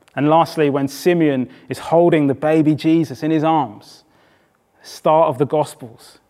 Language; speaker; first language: English; native; English